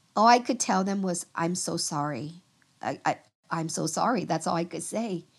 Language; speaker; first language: English; early bilingual, other home language; Vietnamese